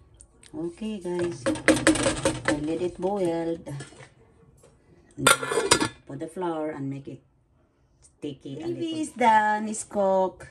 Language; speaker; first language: English; non-native, learner; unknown